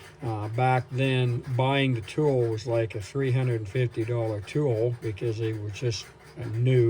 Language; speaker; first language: English; native; English